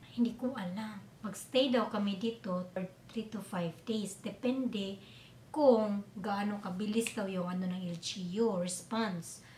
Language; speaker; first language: Filipino; non-native, local second language; Cebuano